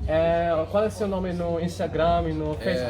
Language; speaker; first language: Portuguese; non-native, learner; German